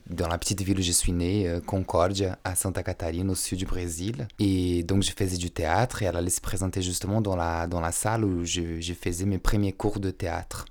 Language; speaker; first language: French; non-native, fluent; Portuguese